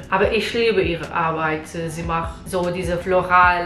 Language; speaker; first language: German; non-native, learner; Portuguese